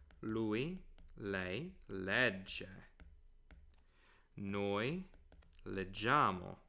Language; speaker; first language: Italian; non-native, fluent; English